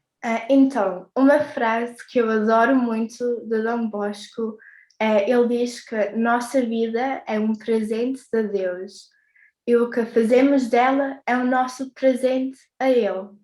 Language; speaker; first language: Portuguese; early bilingual, heritage; English